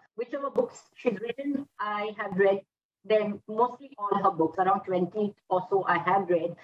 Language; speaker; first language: English; non-native, local second language; Gujarati